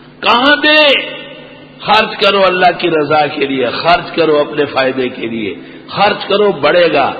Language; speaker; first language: Urdu; non-native, local second language; Pashto